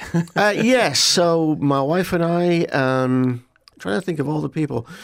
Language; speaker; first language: English; native; English